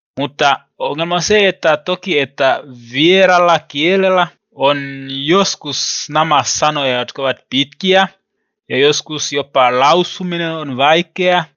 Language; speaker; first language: Finnish; non-native, learner; Swahili